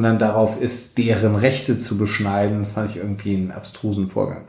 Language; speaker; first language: German; native; German